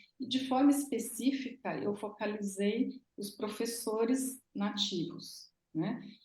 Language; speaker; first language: Portuguese; native; Portuguese